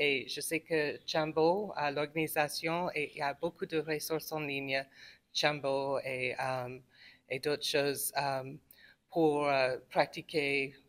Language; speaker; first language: French; non-native, local second language; English